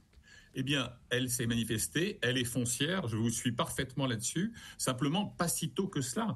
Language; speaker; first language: French; native; French